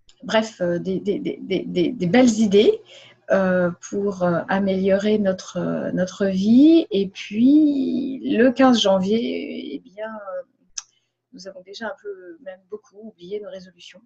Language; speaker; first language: French; native; French